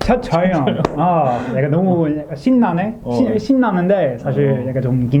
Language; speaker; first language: Korean; non-native, learner; English